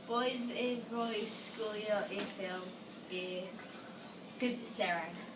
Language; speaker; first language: Welsh; non-native, learner; English